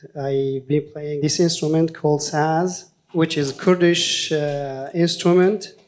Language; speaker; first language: English; non-native, fluent; Kurdish